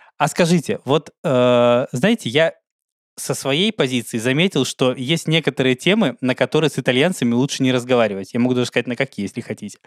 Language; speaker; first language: Russian; native; Russian